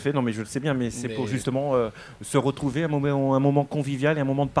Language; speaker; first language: French; native; French